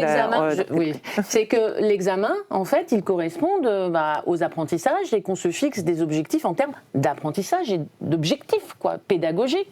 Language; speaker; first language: French; native; French